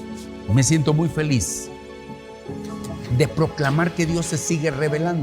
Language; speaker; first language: Spanish; native; Spanish